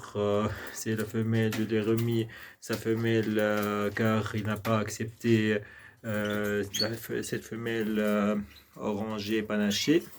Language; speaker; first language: French; non-native, local second language; Arabic